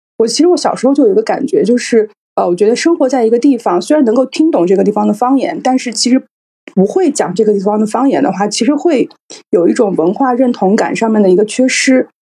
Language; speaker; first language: Chinese; native; Chinese